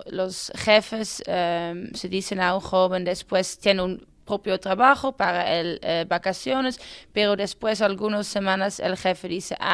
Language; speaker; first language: Spanish; non-native, fluent; Dutch